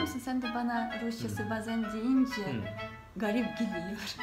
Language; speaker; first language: Turkish; non-native, fluent; Russian